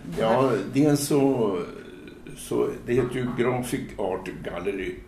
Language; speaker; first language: Swedish; native; Swedish